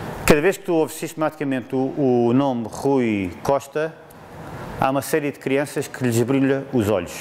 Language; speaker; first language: Portuguese; native; Portuguese